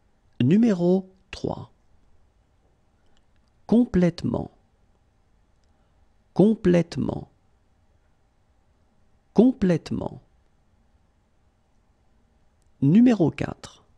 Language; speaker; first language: French; native; French